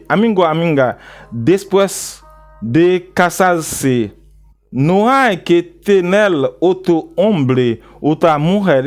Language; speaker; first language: Spanish; non-native, learner; Haitian Creole